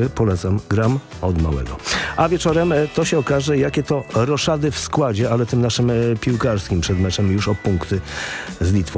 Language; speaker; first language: Polish; native; Polish